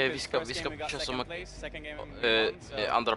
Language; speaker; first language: Swedish; early bilingual, other home language; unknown